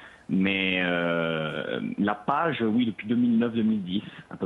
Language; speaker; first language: French; non-native, fluent; Italian